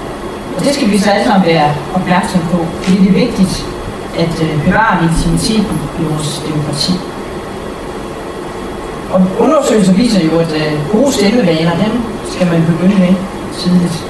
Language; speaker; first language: Danish; native; Danish